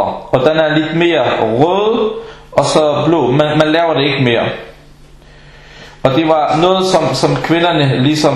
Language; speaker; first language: Danish; early bilingual, other home language; Arabic